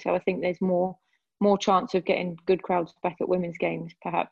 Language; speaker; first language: English; native; English